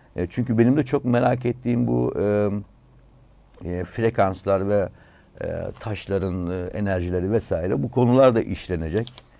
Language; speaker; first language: Turkish; native; Turkish